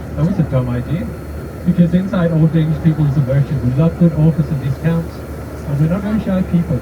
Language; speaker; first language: English; non-native, fluent; Danish